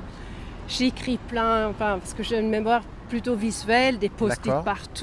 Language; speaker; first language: French; non-native, fluent; Swedish